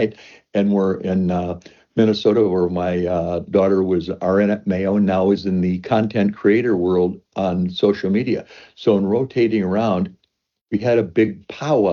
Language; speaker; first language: English; native; English